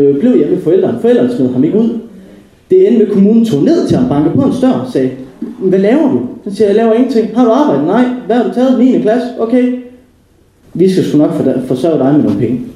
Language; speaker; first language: Danish; native; Danish